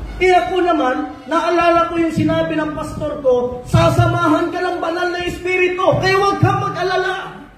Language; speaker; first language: Filipino; non-native, local second language; Cebuano